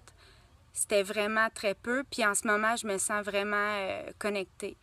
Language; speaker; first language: French; native; French